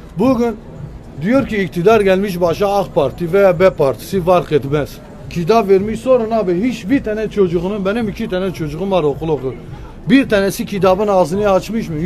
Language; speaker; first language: Turkish; non-native, local second language; Kurdish